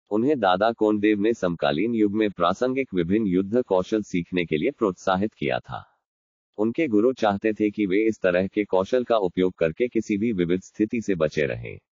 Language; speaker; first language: Hindi; non-native, local second language; Marathi